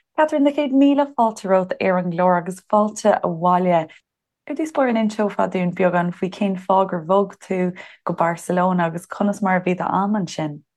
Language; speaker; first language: Irish; non-native, local second language; English